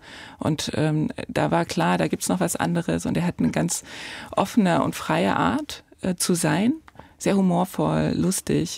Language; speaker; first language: German; native; German